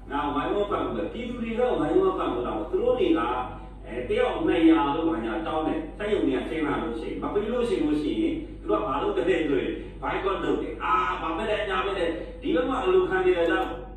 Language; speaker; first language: Burmese; native; Burmese